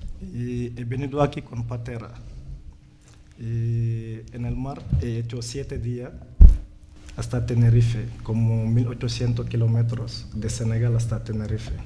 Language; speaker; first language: Spanish; non-native, learner; Wolof